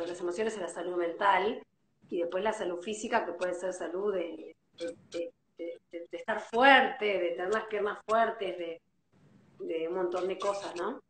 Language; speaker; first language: Spanish; native; Spanish